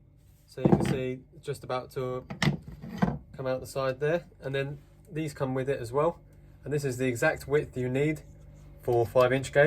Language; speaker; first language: English; native; English